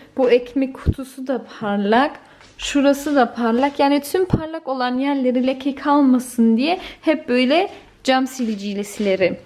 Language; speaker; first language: Turkish; early bilingual, heritage; Turkish